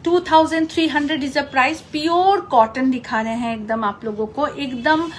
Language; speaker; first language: Hindi; non-native, local second language; Bangla